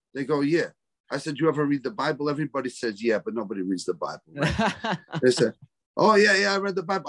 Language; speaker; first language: English; native; English